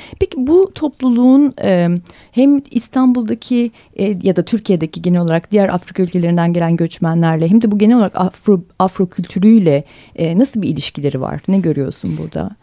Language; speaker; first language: Turkish; native; Turkish